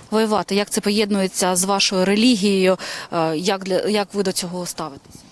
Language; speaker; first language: Ukrainian; native; Ukrainian